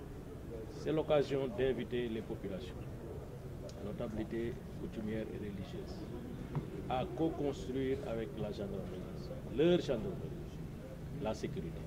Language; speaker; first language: French; non-native, local second language; Wolof